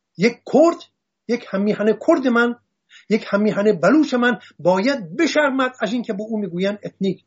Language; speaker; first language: Persian; non-native, local second language; Assyrian Neo-Aramaic